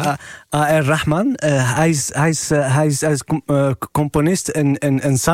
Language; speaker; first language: Dutch; non-native, fluent; Arabic